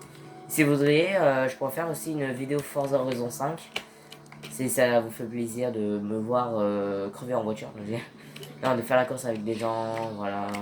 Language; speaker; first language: French; native; French